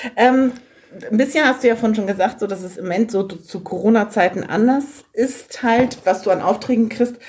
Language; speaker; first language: German; native; German